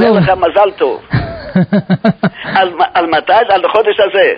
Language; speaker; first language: Hebrew; non-native, fluent; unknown